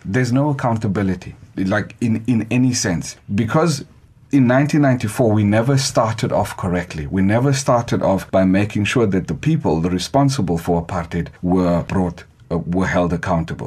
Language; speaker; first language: English; non-native, local second language; Xhosa